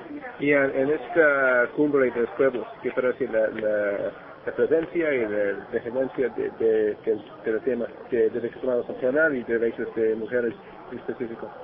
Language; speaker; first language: Spanish; non-native, learner; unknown